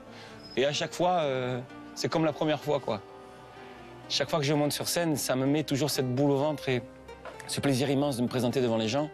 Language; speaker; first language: French; native; French